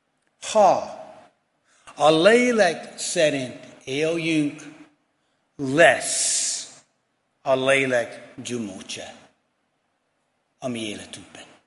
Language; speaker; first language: Hungarian; non-native, fluent; English